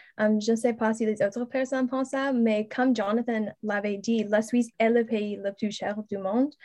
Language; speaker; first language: French; non-native, learner; English